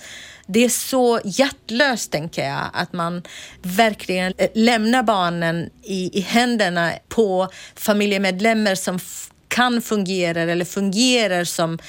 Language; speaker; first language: Swedish; non-native, fluent; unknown